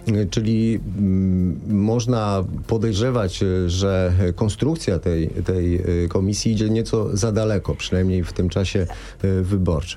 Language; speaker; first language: Polish; native; Polish